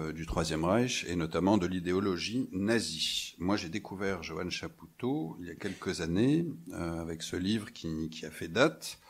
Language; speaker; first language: French; native; French